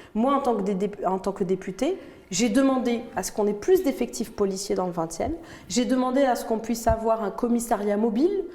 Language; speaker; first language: French; non-native, local second language; Arabic